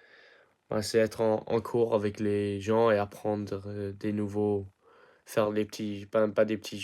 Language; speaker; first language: French; early bilingual, heritage; English